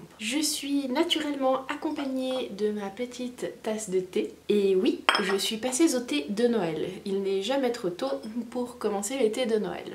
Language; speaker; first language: French; native; French